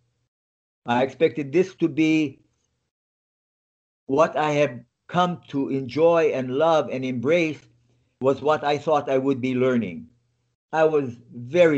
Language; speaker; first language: English; native; English